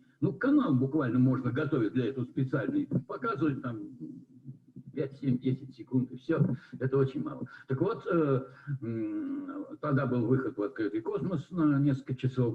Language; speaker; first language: Russian; native; Russian